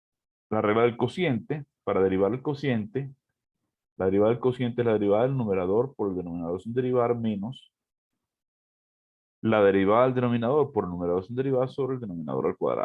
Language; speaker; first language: Spanish; native; Spanish